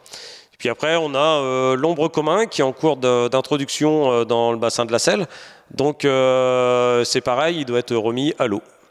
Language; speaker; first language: French; native; French